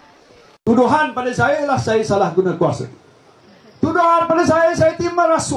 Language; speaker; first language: Malay; native; Malay